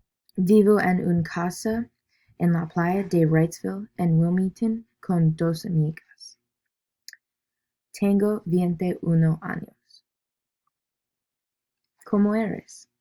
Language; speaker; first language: Spanish; non-native, learner; English